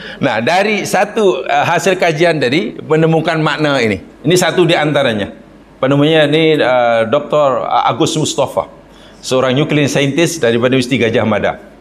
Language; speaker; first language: Malay; native; Malay